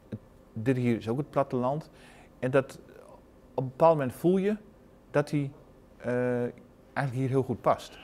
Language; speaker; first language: Dutch; native; Dutch